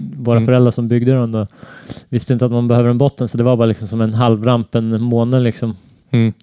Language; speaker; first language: Swedish; native; Swedish